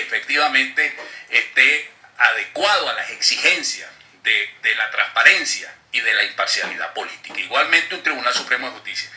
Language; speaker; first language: Spanish; native; Spanish